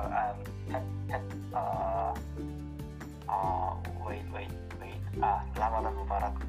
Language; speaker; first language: English; non-native, learner; Korean